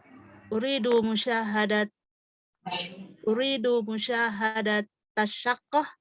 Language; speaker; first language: Arabic; non-native, learner; Indonesian